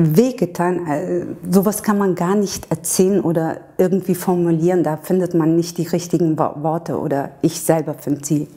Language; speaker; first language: German; early bilingual, other home language; Turkish